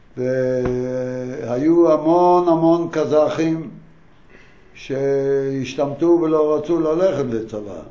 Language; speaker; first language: Hebrew; non-native, fluent; Yiddish